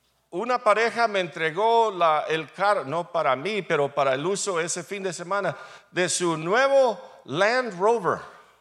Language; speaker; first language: Spanish; non-native, fluent; English